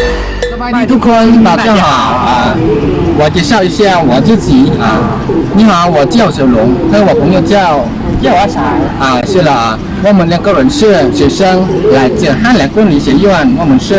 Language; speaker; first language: Chinese; non-native, learner; Lao